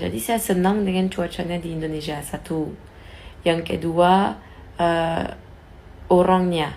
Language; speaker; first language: Indonesian; non-native, fluent; French